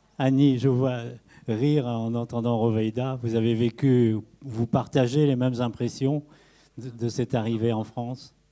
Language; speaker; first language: French; native; French